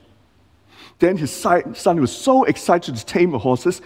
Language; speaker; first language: English; non-native, local second language; Cantonese